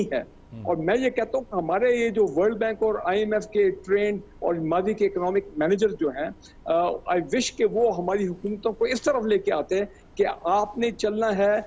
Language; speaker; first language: Urdu; native; Urdu